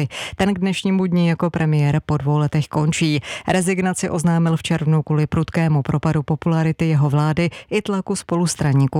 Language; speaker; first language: Czech; native; Czech